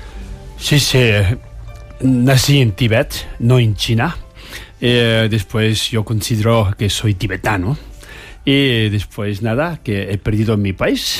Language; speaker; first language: Spanish; non-native, learner; Tibetan